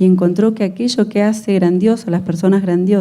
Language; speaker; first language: Spanish; native; Spanish